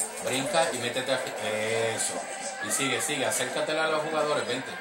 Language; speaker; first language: Spanish; native; Spanish